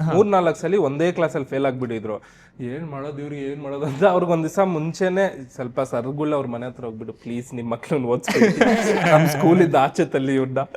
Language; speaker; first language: Kannada; non-native, local second language; Marwari